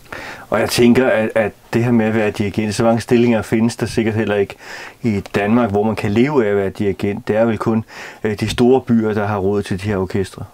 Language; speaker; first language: Danish; native; Danish